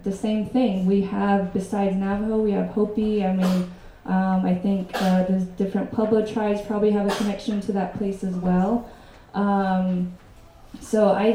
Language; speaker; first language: English; native; English